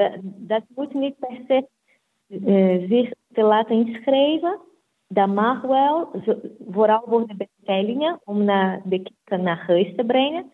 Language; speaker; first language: Dutch; non-native, fluent; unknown